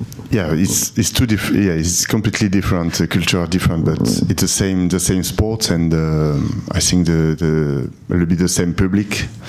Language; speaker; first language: English; non-native, learner; French